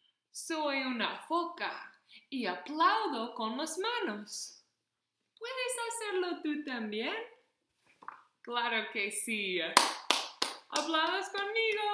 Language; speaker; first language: Spanish; non-native, fluent; English